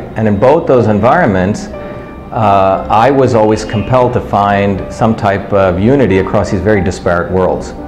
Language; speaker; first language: English; early bilingual, other home language; Tamil